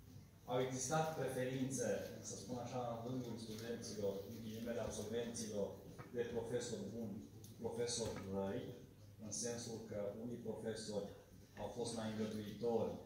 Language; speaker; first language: Romanian; native; Romanian